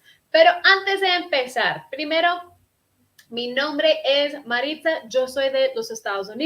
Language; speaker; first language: Spanish; non-native, fluent; English